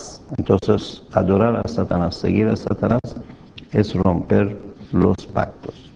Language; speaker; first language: Spanish; non-native, fluent; Persian